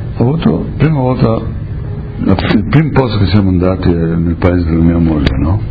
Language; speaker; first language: Italian; early bilingual, heritage; Italian